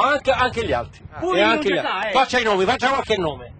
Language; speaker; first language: Italian; native; Italian